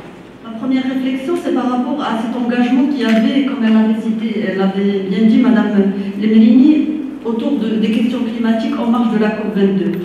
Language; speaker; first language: French; non-native, local second language; Arabic